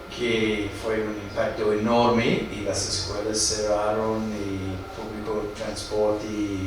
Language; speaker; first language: Spanish; non-native, fluent; English